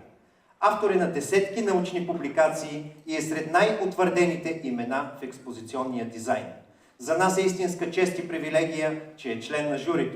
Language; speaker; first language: Bulgarian; native; Bulgarian